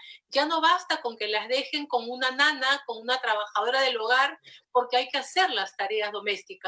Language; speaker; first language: Spanish; native; Spanish